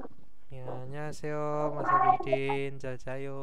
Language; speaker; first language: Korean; non-native, fluent; Indonesian